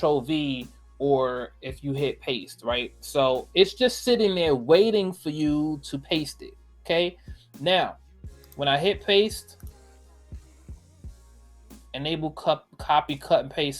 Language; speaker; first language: English; native; English